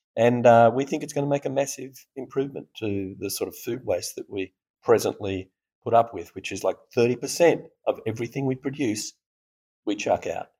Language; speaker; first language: English; native; English